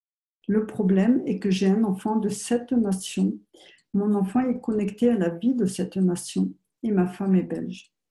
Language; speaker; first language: French; native; French